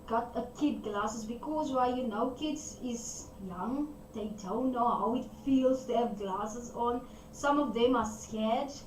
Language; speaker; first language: English; non-native, local second language; Afrikaans